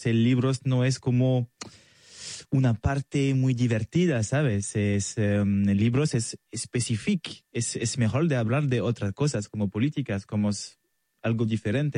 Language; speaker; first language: Spanish; non-native, learner; French